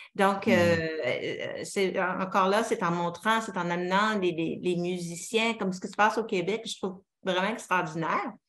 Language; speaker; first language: French; native; French